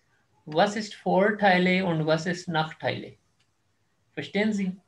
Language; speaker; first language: German; non-native, fluent; Urdu